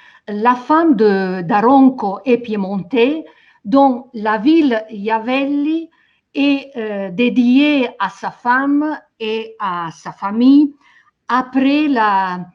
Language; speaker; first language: French; non-native, fluent; Italian